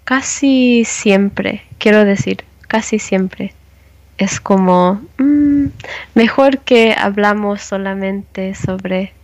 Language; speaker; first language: Spanish; non-native, learner; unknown